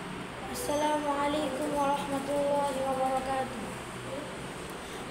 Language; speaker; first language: Arabic; non-native, learner; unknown